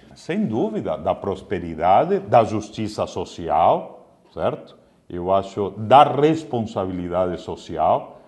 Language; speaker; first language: Portuguese; non-native, fluent; Spanish